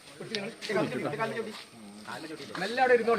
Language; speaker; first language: Malayalam; native; Malayalam